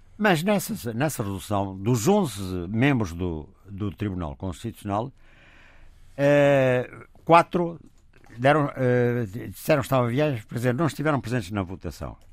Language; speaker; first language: Portuguese; native; Portuguese